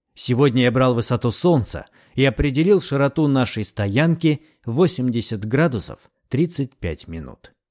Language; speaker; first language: Russian; native; Russian